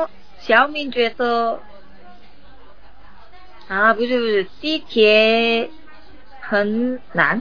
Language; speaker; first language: Chinese; non-native, learner; Korean